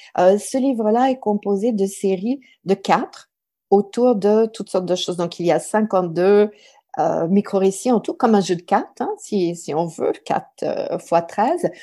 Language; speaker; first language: French; non-native, local second language; English